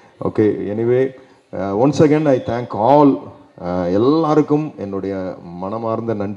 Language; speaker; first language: Tamil; native; Tamil